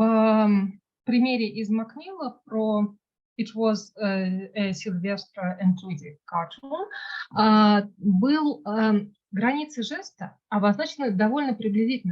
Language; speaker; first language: Russian; native; Russian